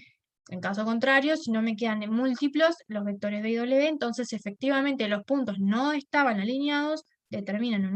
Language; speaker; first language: Spanish; native; Spanish